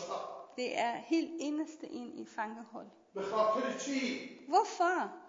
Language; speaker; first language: Danish; non-native, learner; Persian